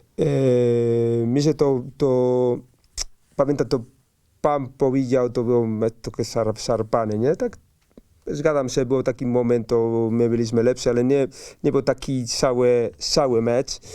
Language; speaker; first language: Polish; non-native, learner; Spanish